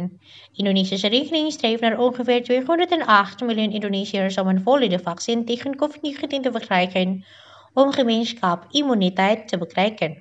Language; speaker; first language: Dutch; non-native, learner; Indonesian